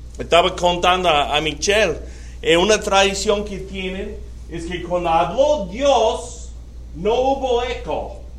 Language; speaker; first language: Spanish; non-native, fluent; English